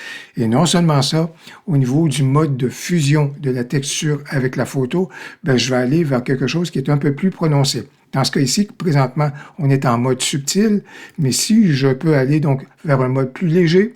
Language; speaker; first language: French; native; French